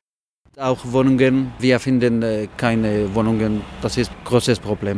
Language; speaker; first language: German; non-native, learner; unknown